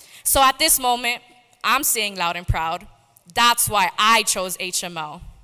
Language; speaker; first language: English; early bilingual, other home language; Spanish